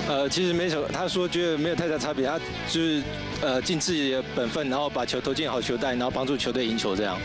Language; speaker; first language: Chinese; native; Chinese